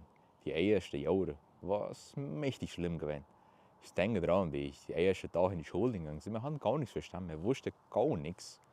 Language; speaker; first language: German; early bilingual, heritage; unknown